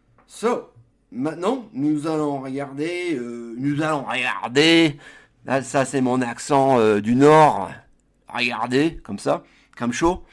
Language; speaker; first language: French; non-native, fluent; English